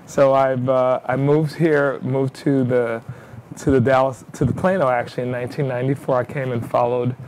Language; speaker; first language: English; native; English